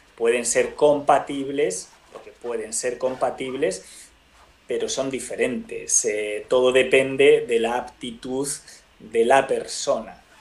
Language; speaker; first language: Spanish; native; Spanish